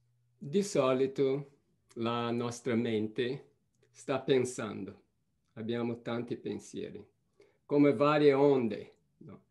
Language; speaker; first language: Italian; non-native, fluent; Portuguese